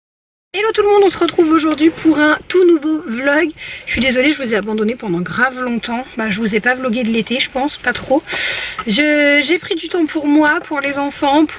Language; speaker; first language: French; native; French